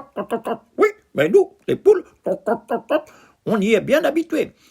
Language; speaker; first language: French; native; French